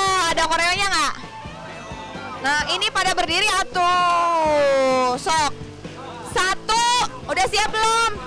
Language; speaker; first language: Indonesian; native; Indonesian